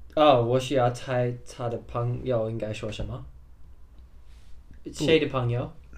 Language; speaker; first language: Chinese; non-native, learner; English